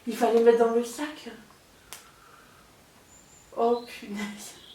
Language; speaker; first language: French; native; French